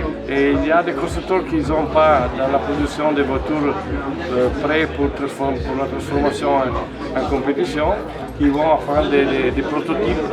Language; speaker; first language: French; non-native, fluent; Italian